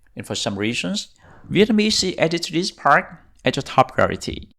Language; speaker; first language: English; non-native, fluent; Vietnamese